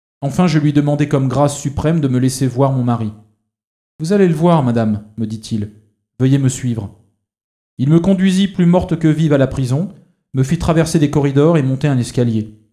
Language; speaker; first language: French; native; French